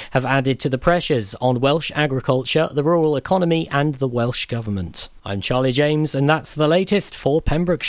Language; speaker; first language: English; native; English